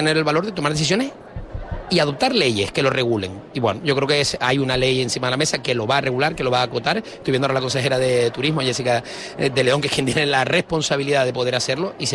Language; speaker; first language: Spanish; native; Spanish